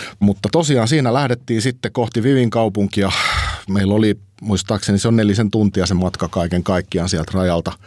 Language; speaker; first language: Finnish; native; Finnish